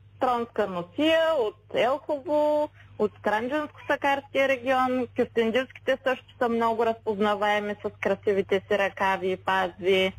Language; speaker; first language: Bulgarian; native; Bulgarian